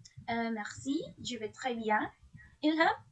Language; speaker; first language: French; non-native, learner; Indonesian